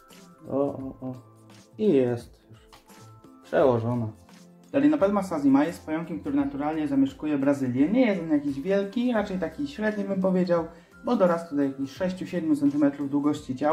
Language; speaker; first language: Polish; native; Polish